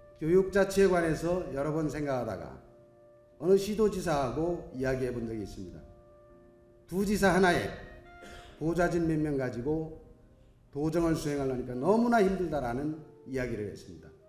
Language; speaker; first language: Korean; native; Korean